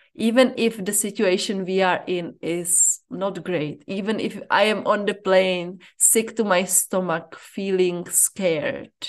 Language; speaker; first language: English; non-native, fluent; Czech